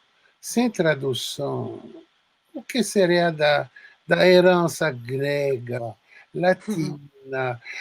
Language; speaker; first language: Portuguese; non-native, fluent; French